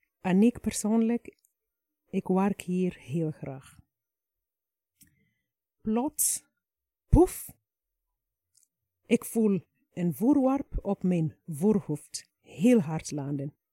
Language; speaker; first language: Dutch; non-native, fluent; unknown